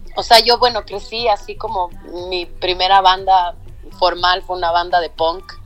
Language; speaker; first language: Spanish; native; Spanish